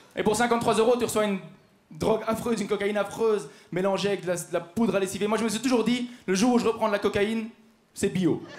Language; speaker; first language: French; native; French